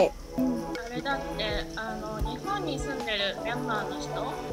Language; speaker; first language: Japanese; native; Japanese